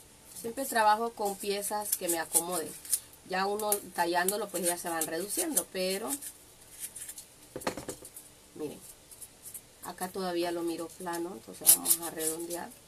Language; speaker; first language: Spanish; native; Spanish